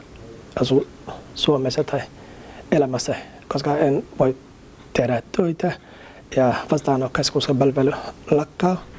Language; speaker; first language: Finnish; non-native, learner; Somali